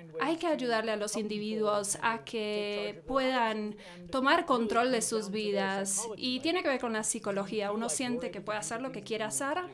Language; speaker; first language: Spanish; non-native, fluent; English